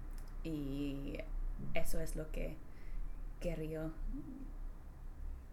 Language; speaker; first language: Spanish; non-native, learner; English